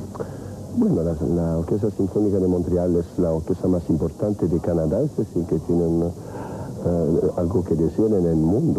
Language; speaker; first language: Spanish; non-native, fluent; French